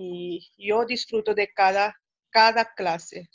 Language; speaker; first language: Spanish; non-native, fluent; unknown